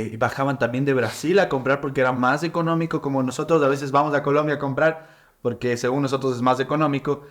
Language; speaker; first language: Spanish; native; Spanish